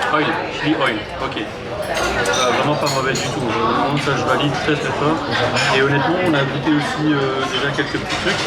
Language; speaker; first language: French; native; French